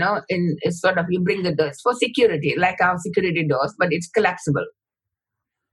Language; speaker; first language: English; non-native, local second language; Tamil